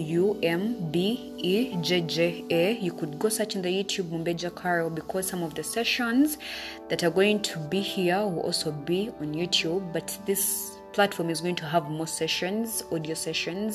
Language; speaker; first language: English; non-native, local second language; Ganda